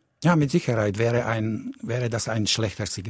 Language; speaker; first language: German; non-native, fluent; Slovak